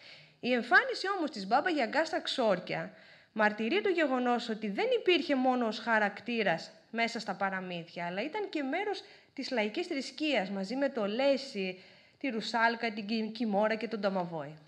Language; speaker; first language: Greek; native; Greek